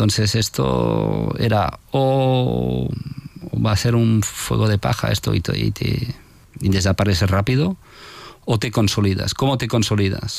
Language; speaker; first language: Spanish; non-native, fluent; French